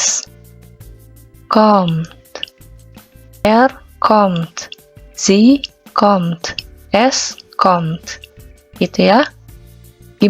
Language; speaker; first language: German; non-native, fluent; Indonesian